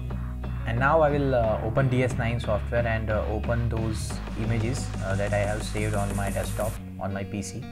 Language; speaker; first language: English; non-native, local second language; Hindi